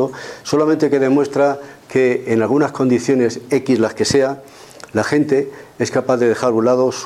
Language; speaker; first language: Spanish; native; Spanish